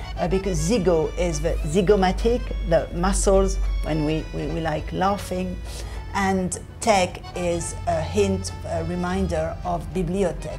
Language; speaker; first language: English; non-native, fluent; French